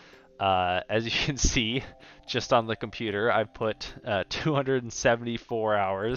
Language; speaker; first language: English; native; English